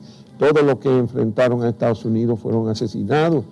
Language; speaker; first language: Spanish; native; Spanish